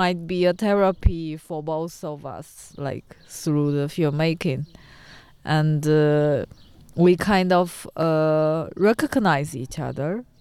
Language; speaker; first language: English; non-native, learner; Chinese